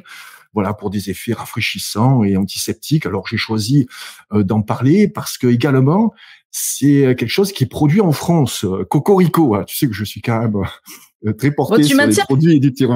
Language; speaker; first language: French; native; French